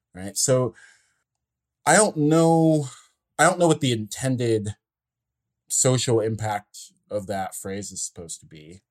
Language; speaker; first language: English; native; English